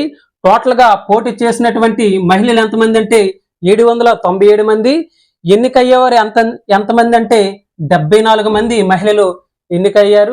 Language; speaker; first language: Telugu; native; Telugu